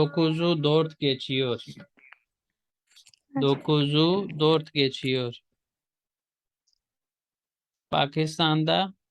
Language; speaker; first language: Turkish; non-native, fluent; Urdu